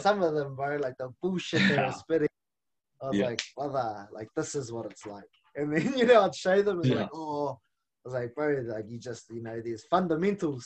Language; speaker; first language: English; non-native, local second language; Māori